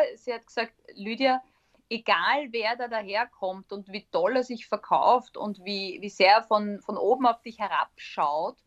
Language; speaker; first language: German; native; German